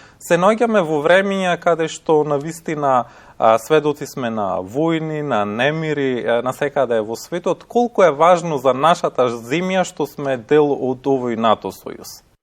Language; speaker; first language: Macedonian; native; Macedonian